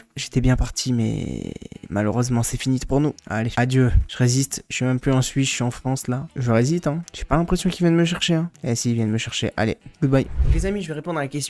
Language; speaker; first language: French; native; French